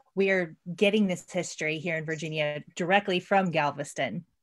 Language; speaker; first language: English; native; English